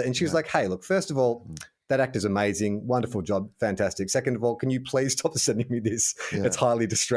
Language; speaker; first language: English; native; English